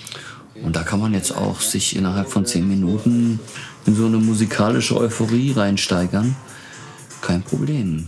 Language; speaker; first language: German; native; German